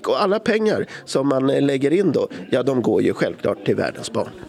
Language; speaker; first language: Swedish; native; Swedish